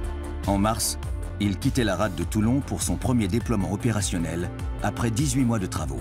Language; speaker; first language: French; native; French